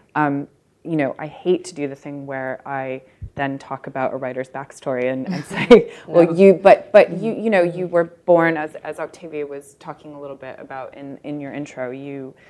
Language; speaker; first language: English; early bilingual, other home language; Russian